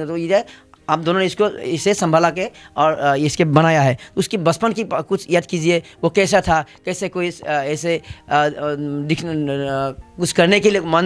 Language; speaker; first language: Hindi; non-native, local second language; Assamese